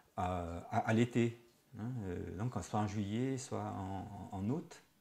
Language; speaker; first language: French; native; French